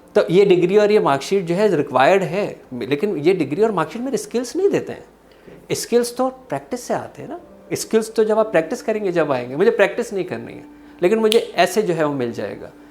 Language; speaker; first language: Urdu; native; Urdu